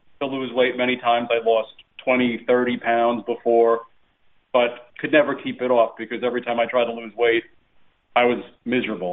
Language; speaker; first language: English; native; English